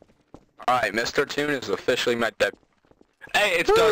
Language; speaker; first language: English; native; English